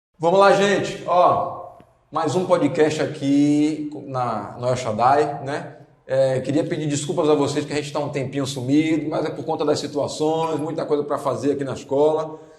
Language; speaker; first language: Portuguese; native; Portuguese